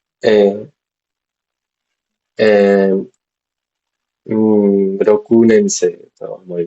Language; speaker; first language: Japanese; non-native, learner; Spanish